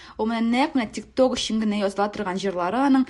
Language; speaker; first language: Tatar; native; Tatar